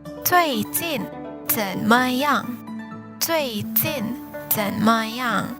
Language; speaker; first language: Chinese; non-native, fluent; Indonesian